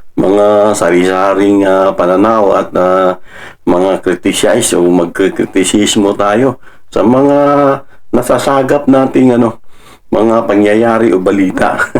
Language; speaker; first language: Filipino; non-native, local second language; Cebuano